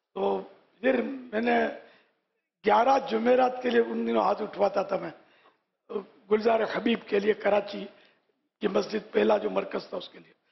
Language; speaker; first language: Urdu; native; Urdu